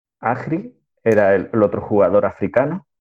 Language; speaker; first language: Portuguese; non-native, learner; Spanish